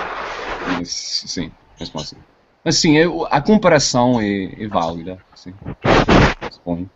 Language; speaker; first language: Portuguese; non-native, fluent; English